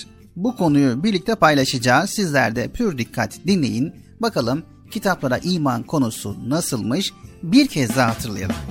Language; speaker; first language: Turkish; native; Turkish